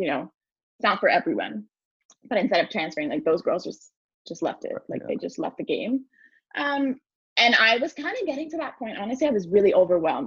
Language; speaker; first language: English; early bilingual, other home language; French